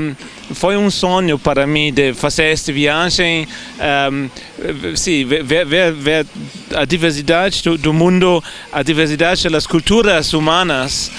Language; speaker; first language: Portuguese; non-native, fluent; German